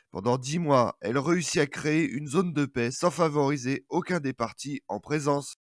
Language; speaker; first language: French; native; French